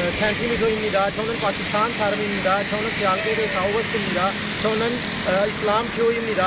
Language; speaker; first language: Korean; non-native, learner; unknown